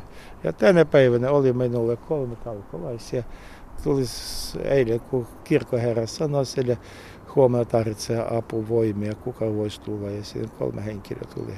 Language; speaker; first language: Finnish; non-native, learner; Russian